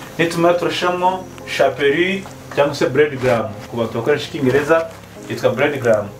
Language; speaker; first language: Kinyarwanda; native; Kinyarwanda